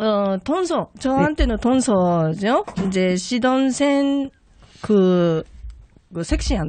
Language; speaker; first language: Korean; non-native, fluent; Japanese